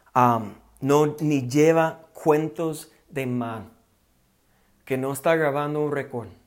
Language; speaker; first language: Spanish; non-native, fluent; English